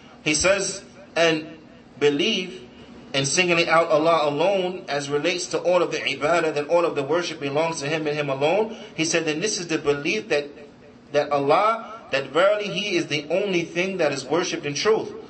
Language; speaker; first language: English; native; English